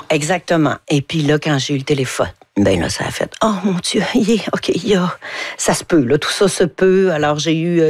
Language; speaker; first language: French; native; French